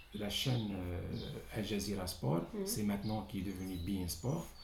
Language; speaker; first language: French; non-native, local second language; Arabic